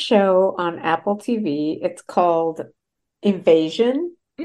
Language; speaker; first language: English; native; English